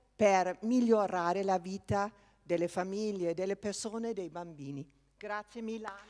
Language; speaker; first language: Italian; non-native, fluent; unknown